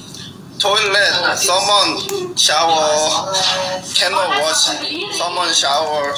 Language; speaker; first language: English; non-native, learner; Korean